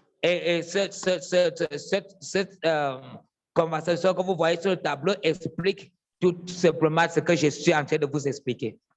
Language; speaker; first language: French; non-native, fluent; English